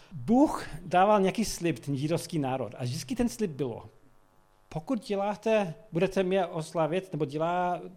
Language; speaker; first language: Czech; non-native, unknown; English